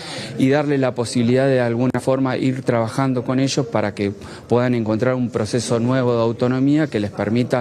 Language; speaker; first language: Spanish; native; Spanish